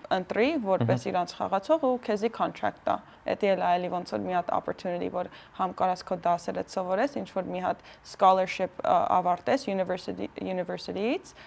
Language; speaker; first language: Armenian; early bilingual, heritage; Armenian